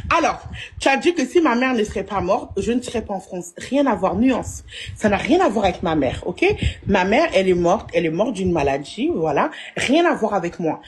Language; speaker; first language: French; early bilingual, other home language; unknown